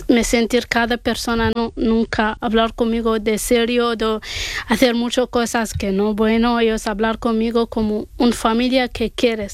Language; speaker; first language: Spanish; non-native, learner; Arabic